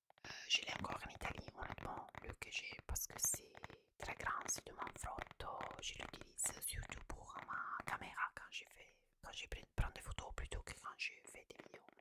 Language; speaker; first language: French; non-native, fluent; Italian